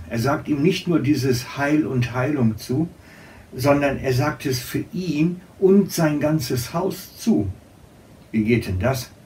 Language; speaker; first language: German; native; German